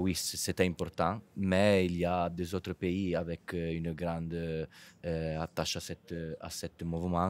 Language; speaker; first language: French; non-native, fluent; Italian